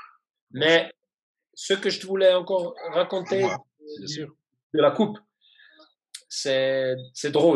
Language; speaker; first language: French; non-native, fluent; German